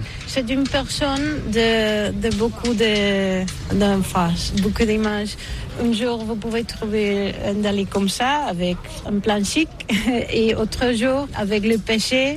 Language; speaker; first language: French; non-native, fluent; Catalan